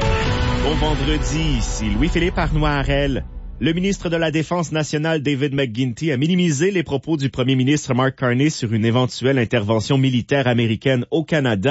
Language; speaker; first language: French; native; French